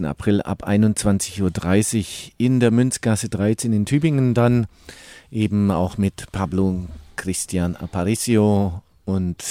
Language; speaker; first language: German; native; German